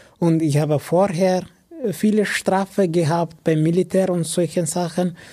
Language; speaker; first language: German; non-native, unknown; Amharic